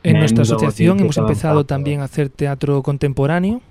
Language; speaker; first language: French; non-native, learner; Spanish